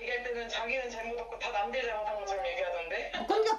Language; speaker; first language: Korean; native; Korean